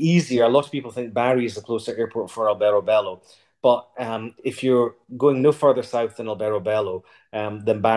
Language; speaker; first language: English; native; English